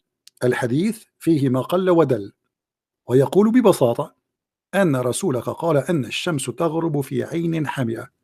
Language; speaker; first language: Arabic; native; Arabic